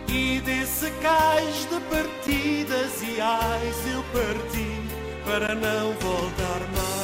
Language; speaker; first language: Portuguese; native; Portuguese